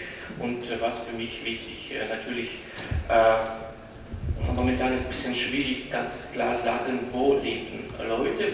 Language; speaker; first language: German; non-native, fluent; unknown